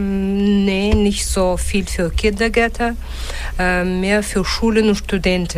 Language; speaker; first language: German; non-native, fluent; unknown